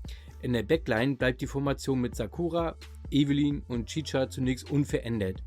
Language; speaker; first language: German; native; German